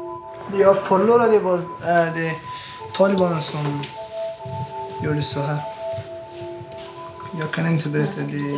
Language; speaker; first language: Swedish; non-native, learner; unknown